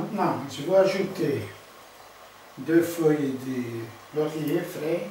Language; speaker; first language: French; non-native, learner; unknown